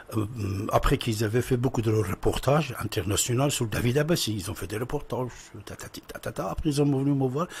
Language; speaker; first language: French; non-native, fluent; Persian